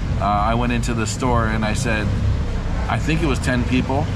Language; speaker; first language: English; native; English